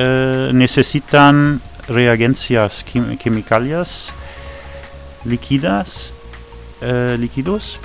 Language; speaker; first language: Spanish; non-native, fluent; French